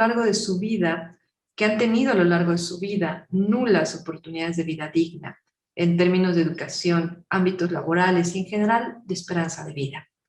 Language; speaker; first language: Spanish; native; Spanish